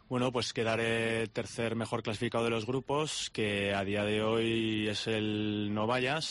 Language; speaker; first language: Spanish; native; Spanish